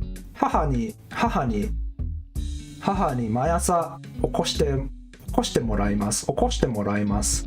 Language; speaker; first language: Japanese; non-native, learner; English